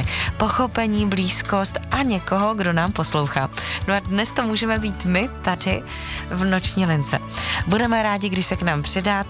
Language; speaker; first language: Czech; native; Czech